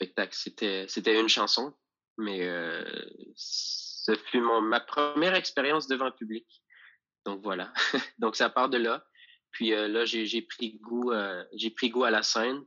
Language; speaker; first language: French; native; French